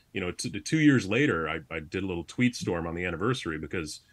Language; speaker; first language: English; native; English